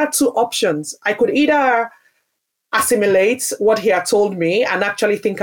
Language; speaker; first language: English; non-native, local second language; Yoruba